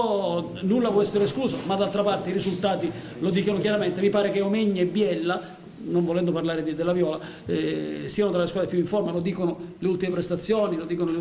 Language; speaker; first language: Italian; native; Italian